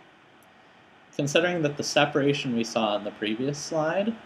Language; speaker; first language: English; native; English